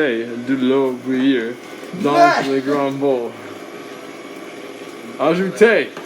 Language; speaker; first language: French; non-native, learner; English